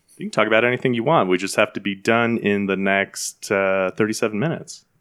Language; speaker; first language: English; native; English